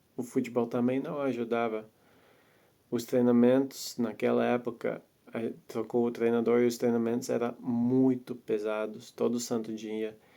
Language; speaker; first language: Portuguese; non-native, fluent; Latvian